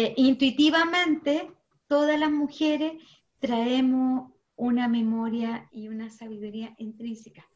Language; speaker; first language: Spanish; native; Spanish